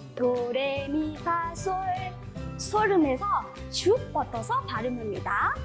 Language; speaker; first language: Korean; non-native, fluent; Vietnamese